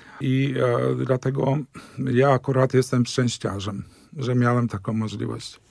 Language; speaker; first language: Polish; early bilingual, heritage; Polish